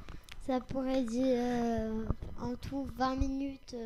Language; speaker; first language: French; native; French